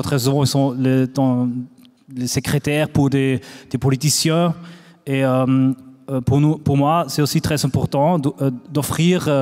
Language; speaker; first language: French; non-native, fluent; German